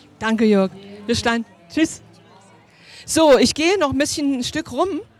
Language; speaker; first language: German; native; German